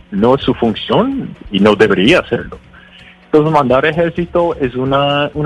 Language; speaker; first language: Spanish; non-native, fluent; English